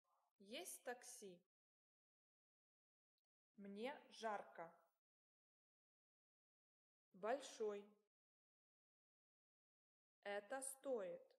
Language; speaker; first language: Russian; non-native, learner; English